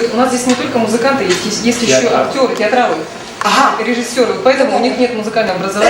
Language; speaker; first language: Russian; native; Russian